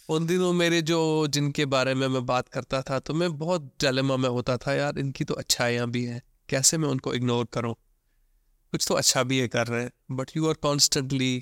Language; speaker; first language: Hindi; non-native, local second language; Kashmiri